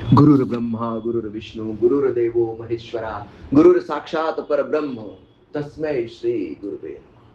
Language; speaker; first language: Hindi; non-native, local second language; Marathi